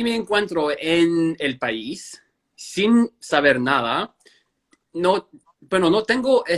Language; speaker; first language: Spanish; non-native, fluent; English